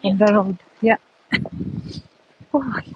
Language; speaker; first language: English; non-native, learner; Filipino